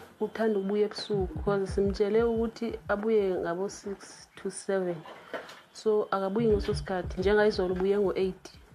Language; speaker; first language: Zulu; non-native, local second language; Xhosa